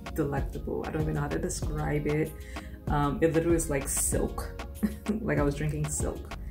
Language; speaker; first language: English; native; English